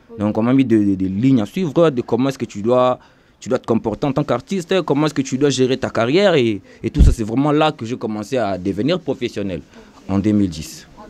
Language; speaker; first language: French; non-native, local second language; Lingala